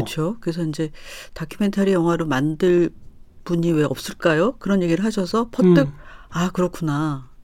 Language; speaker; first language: Korean; native; Korean